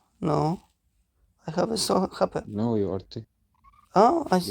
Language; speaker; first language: English; non-native, learner; Polish